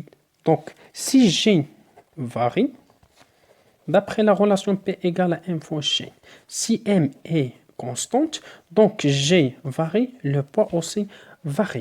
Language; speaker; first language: French; non-native, local second language; Arabic